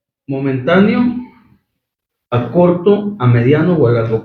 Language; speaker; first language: Spanish; native; Spanish